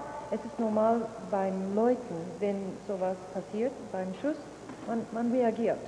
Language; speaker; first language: German; non-native, fluent; English